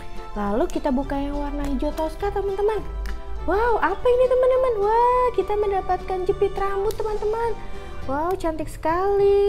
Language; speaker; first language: Indonesian; native; Indonesian